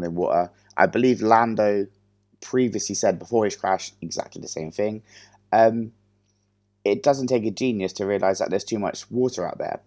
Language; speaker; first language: English; native; English